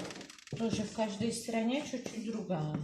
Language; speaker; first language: Russian; non-native, learner; Czech